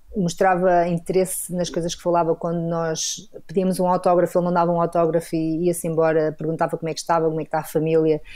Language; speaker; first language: Portuguese; native; Portuguese